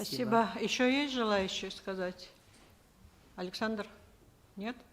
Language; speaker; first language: Russian; native; Russian